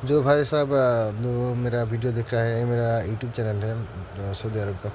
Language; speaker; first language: Hindi; non-native, learner; Bangla